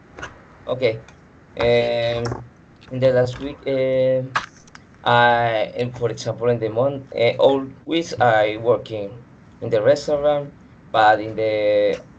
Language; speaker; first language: English; non-native, learner; Spanish